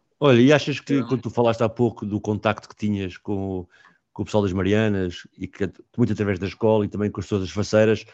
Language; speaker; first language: Portuguese; native; Portuguese